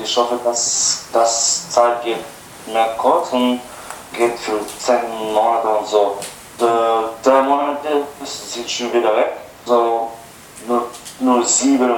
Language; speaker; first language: German; non-native, learner; Albanian